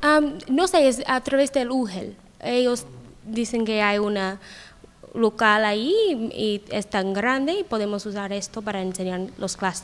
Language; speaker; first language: Spanish; non-native, learner; English